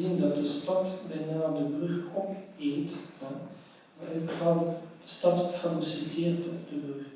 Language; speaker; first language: Dutch; non-native, local second language; French